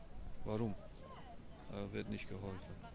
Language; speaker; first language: German; non-native, fluent; Persian